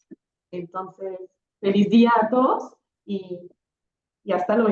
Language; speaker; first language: Spanish; non-native, fluent; French